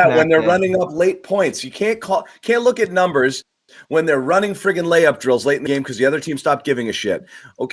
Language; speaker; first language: English; native; English